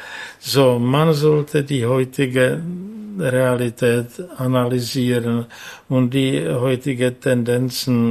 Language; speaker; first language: German; non-native, fluent; Czech